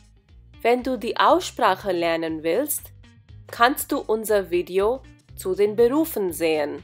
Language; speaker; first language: German; non-native, fluent; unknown